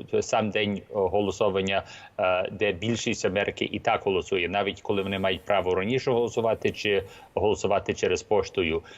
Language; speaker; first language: Ukrainian; early bilingual, heritage; Ukrainian